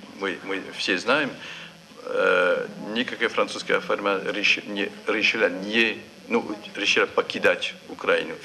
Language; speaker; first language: Russian; non-native, fluent; French